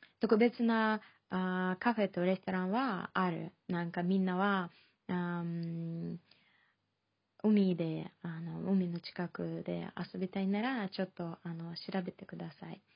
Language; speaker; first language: Japanese; non-native, fluent; Chinese